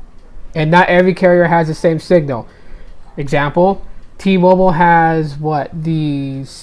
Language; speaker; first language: English; native; English